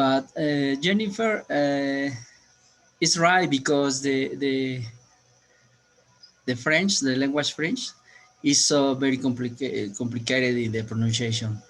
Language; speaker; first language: English; non-native, learner; Spanish